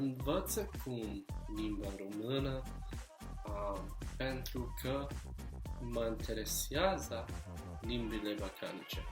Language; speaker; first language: Romanian; non-native, learner; English